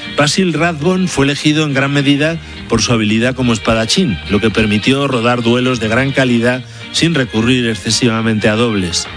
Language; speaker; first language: Spanish; native; Spanish